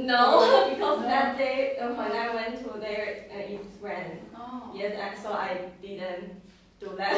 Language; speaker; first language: English; non-native, learner; Chinese